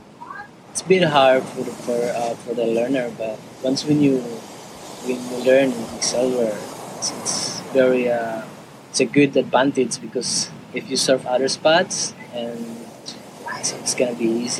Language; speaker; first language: English; non-native, local second language; Surigaonon